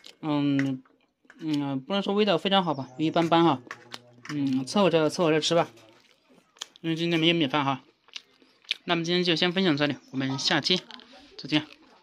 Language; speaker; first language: Chinese; native; Chinese